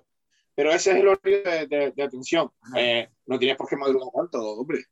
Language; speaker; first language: Spanish; native; Spanish